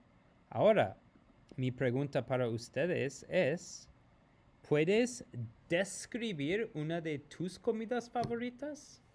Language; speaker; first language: Spanish; non-native, fluent; English